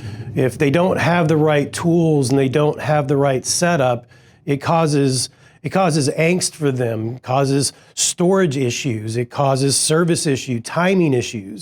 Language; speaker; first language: English; native; English